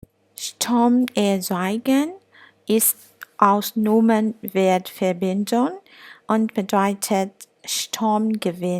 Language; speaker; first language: German; non-native, learner; Burmese